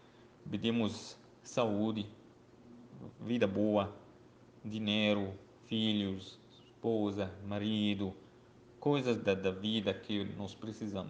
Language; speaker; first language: Portuguese; non-native, learner; Arabic